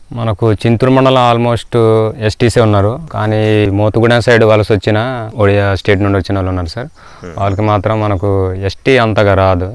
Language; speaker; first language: Telugu; non-native, local second language; Koya